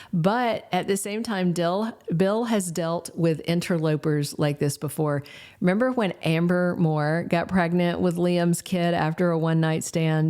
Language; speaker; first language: English; native; English